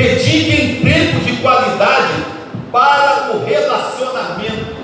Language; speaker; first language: Portuguese; native; Portuguese